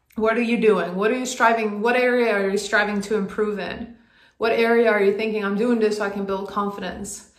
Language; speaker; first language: English; non-native, fluent; Swedish